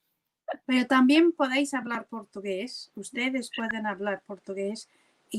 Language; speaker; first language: Spanish; non-native, fluent; English